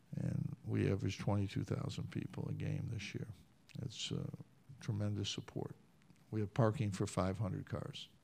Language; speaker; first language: English; native; English